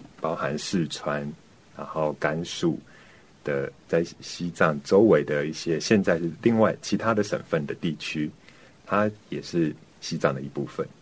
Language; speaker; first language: Chinese; native; Chinese